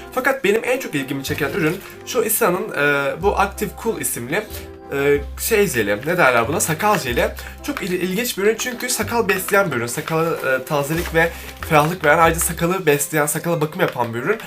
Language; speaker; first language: Turkish; native; Turkish